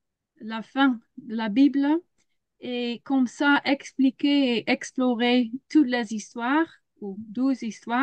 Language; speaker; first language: French; non-native, learner; Dutch